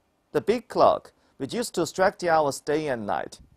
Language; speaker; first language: English; non-native, fluent; Chinese